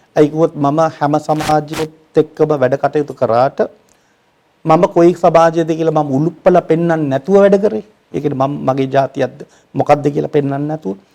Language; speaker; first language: Sinhala; non-native, local second language; Tamil